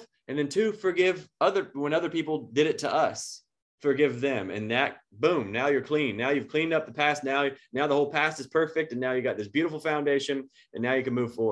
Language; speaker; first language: English; native; English